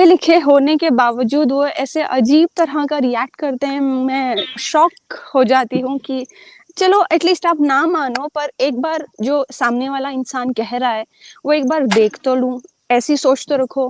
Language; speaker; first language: Hindi; native; Hindi